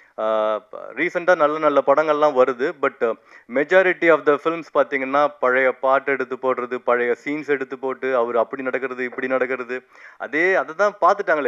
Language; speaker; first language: Tamil; native; Tamil